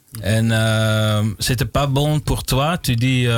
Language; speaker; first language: French; non-native, learner; Dutch